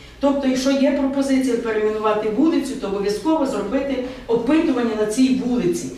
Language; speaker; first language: Ukrainian; native; Ukrainian